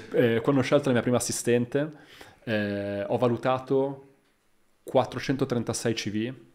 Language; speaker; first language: Italian; native; Italian